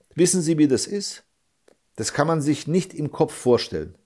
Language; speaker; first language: German; early bilingual, other home language; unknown